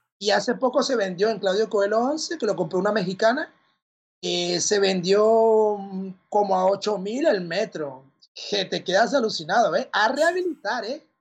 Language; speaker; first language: Spanish; native; Spanish